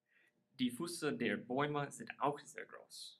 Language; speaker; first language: German; non-native, learner; English